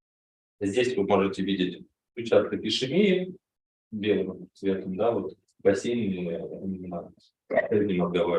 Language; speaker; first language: Russian; native; Russian